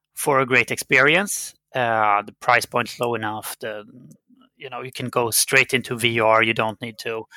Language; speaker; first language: English; non-native, fluent; Swedish